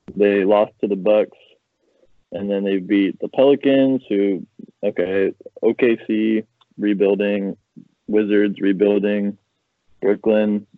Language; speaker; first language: English; native; English